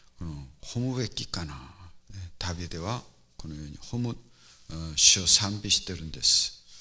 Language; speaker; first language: Japanese; non-native, fluent; Korean